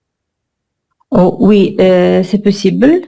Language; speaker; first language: French; non-native, learner; Russian